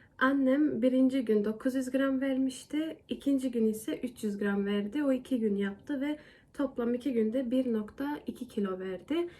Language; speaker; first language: Turkish; early bilingual, heritage; Turkish